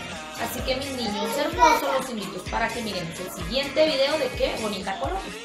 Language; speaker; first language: Spanish; native; Spanish